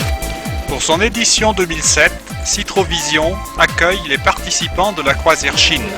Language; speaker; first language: French; native; French